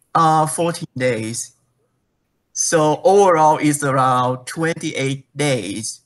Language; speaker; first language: English; non-native, fluent; Thai